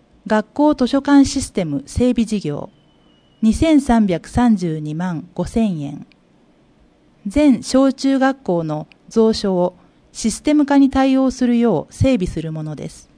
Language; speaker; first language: Japanese; native; Japanese